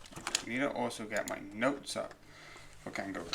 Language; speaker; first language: English; native; English